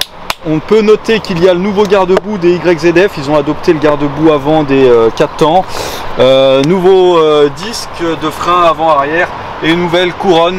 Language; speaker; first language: French; native; French